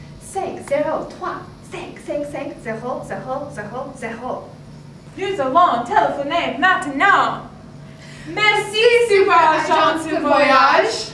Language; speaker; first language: French; non-native, learner; English